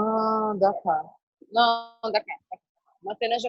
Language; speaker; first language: French; non-native, learner; Portuguese